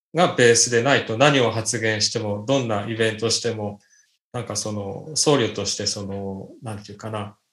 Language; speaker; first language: Japanese; native; Japanese